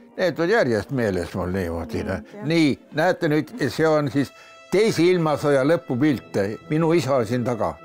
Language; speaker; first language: Estonian; native; Estonian